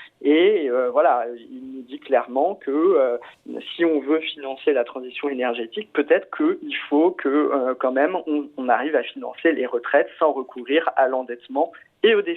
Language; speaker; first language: French; native; French